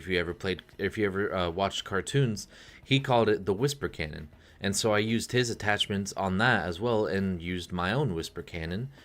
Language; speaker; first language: English; native; English